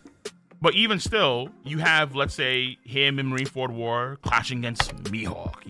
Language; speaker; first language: English; native; English